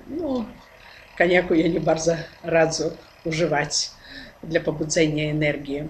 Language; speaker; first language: Polish; non-native, learner; Ukrainian